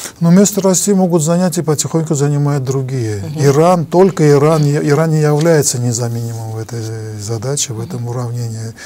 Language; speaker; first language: Russian; non-native, local second language; Armenian